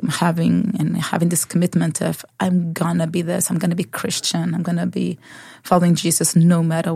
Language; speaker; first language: English; non-native, fluent; Portuguese